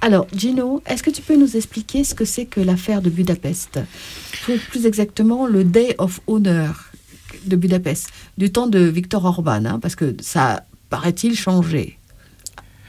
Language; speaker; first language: French; native; French